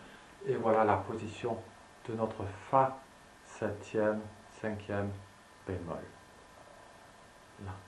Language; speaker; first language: French; native; French